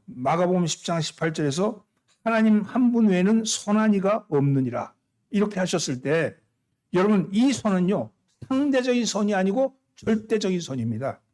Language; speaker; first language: Korean; native; Korean